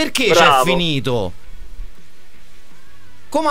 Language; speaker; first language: Italian; native; Italian